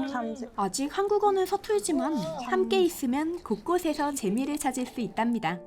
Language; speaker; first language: Korean; native; Korean